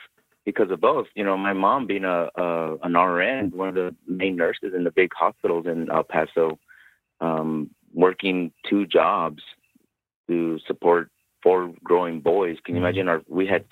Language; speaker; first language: English; native; English